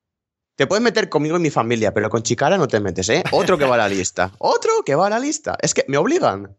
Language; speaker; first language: Spanish; native; Spanish